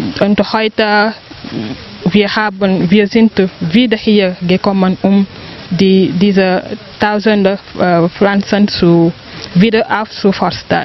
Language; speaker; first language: German; non-native, fluent; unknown